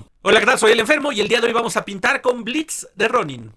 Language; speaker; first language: Spanish; native; Spanish